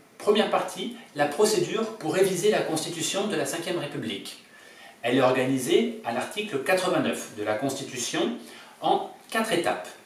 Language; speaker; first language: French; native; French